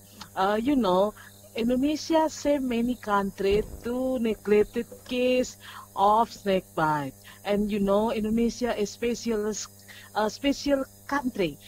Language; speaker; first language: English; non-native, learner; Indonesian